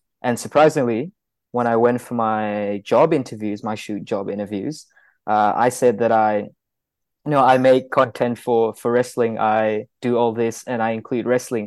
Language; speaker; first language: English; non-native, local second language; Malay